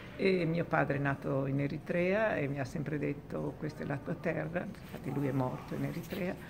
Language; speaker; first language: Italian; early bilingual, heritage; Italian